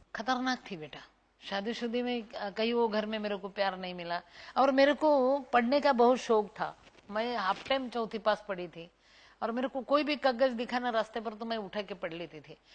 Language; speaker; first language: Hindi; non-native, local second language; Marathi